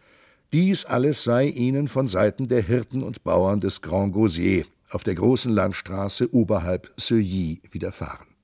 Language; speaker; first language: German; native; German